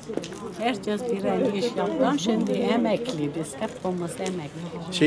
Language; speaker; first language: Turkish; non-native, learner; Albanian